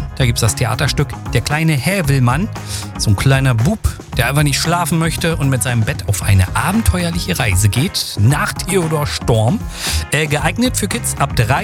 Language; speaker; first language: German; native; German